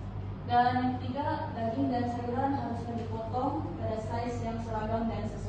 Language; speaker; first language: Malay; native; Malay